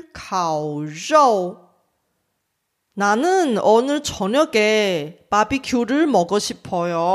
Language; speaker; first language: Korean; non-native, fluent; Chinese